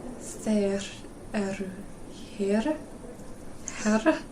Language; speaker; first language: Icelandic; non-native, learner; English